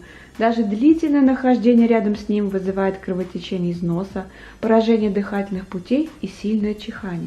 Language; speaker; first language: Russian; native; Russian